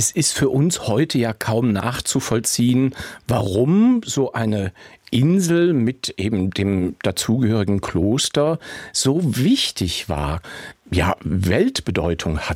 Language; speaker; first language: German; native; German